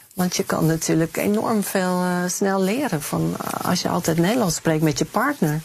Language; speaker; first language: Dutch; native; Dutch